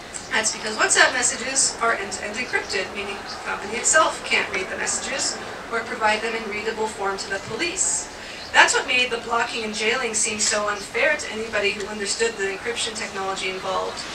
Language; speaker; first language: English; native; English